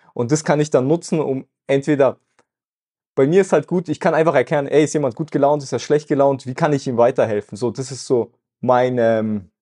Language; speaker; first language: German; early bilingual, other home language; Russian